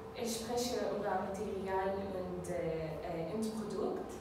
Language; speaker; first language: German; non-native, learner; Arabic